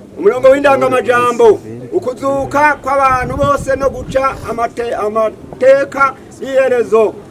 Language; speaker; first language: Rundi; native; Rundi